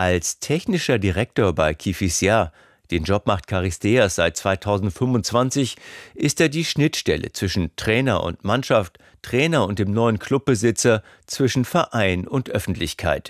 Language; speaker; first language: German; native; German